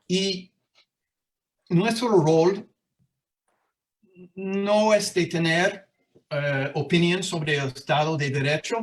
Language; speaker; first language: Spanish; non-native, fluent; English